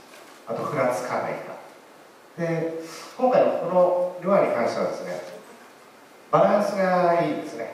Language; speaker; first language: Japanese; native; Japanese